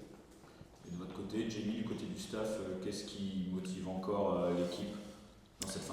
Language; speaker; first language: French; native; French